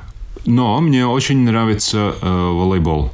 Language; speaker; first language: Russian; non-native, local second language; Latvian